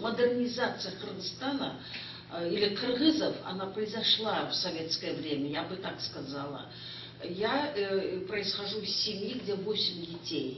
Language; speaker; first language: Russian; non-native, local second language; Kyrgyz